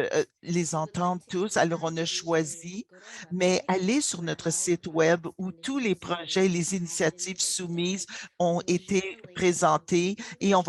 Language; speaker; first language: French; non-native, local second language; English